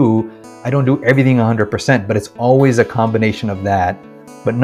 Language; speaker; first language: English; early bilingual, other home language; Malayalam